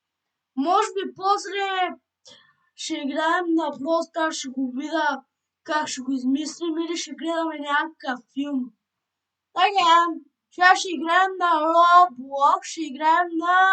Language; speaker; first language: Bulgarian; native; Bulgarian